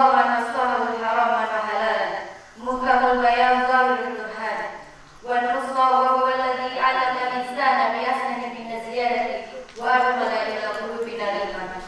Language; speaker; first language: Arabic; non-native, learner; Indonesian